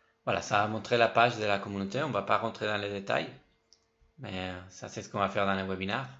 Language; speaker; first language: French; non-native, fluent; Spanish